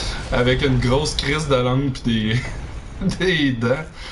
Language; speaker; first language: French; native; French